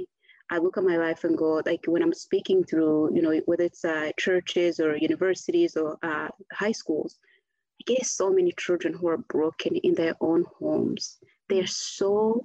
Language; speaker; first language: English; non-native, local second language; Kinyarwanda